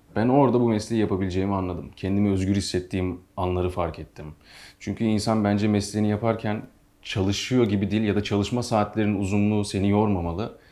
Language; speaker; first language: Turkish; native; Turkish